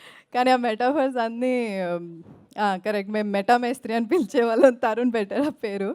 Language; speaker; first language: Telugu; native; Telugu